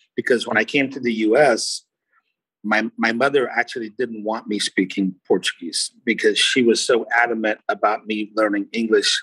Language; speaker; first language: English; early bilingual, other home language; Portuguese